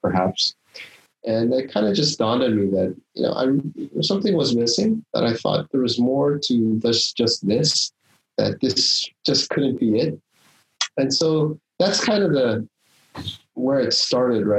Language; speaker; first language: English; non-native, local second language; Korean